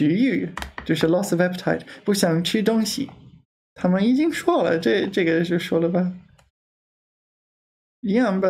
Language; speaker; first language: Chinese; non-native, learner; English